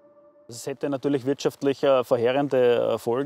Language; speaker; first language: German; native; German